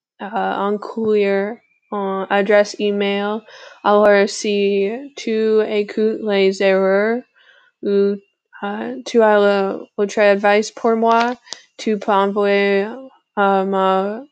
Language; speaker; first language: French; non-native, learner; English